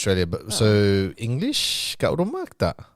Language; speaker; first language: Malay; early bilingual, heritage; English